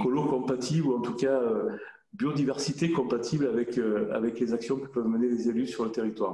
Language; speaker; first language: French; native; French